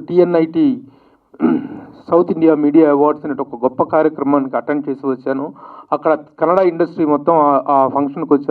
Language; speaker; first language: Telugu; native; Telugu